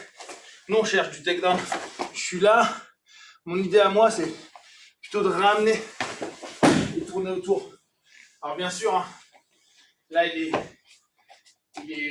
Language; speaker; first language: French; native; French